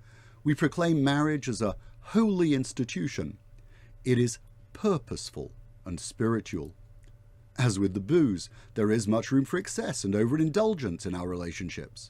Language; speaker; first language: English; native; English